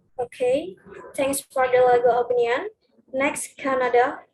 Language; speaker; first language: English; non-native, learner; Indonesian